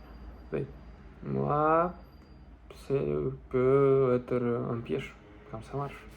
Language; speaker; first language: French; non-native, learner; Russian